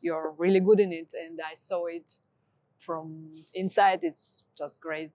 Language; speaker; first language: English; non-native, fluent; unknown